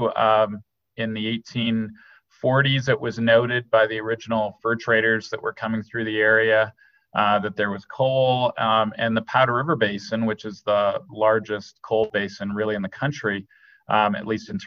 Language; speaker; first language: English; native; English